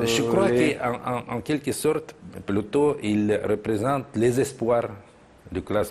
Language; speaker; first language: French; non-native, fluent; Russian